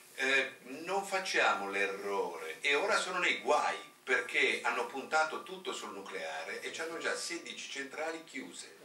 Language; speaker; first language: Italian; native; Italian